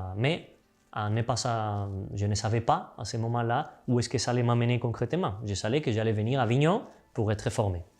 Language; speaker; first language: French; non-native, fluent; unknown